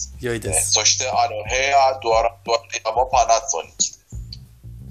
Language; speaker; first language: Japanese; non-native, fluent; Persian